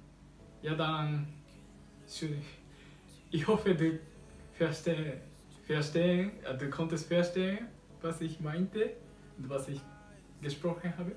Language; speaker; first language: German; non-native, learner; Japanese